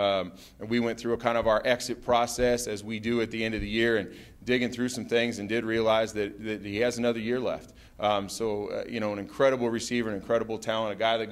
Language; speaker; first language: English; native; English